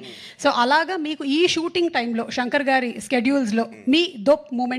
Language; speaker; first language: Telugu; native; Telugu